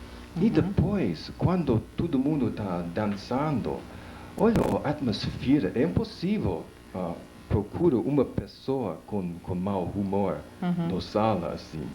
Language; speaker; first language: Portuguese; non-native, fluent; English